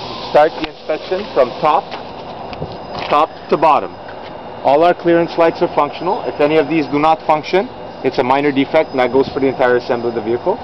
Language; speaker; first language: English; non-native, local second language; French